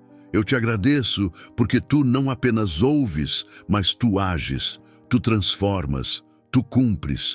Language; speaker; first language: Portuguese; native; Portuguese